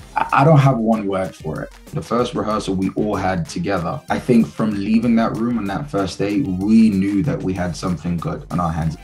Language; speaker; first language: English; native; English